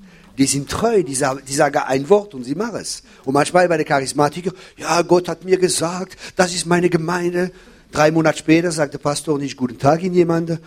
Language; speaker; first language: German; non-native, fluent; French